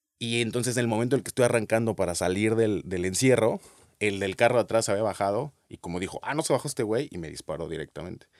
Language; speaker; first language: Spanish; native; Spanish